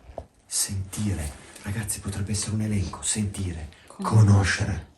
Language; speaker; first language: Italian; native; Italian